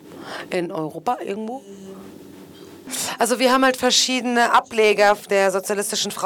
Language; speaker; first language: German; non-native, fluent; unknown